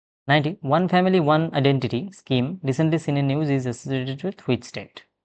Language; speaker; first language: English; non-native, local second language; Bangla